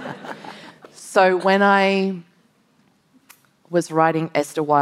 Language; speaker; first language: English; native; English